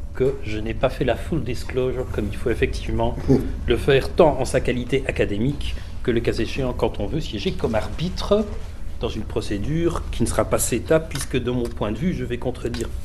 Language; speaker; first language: French; native; French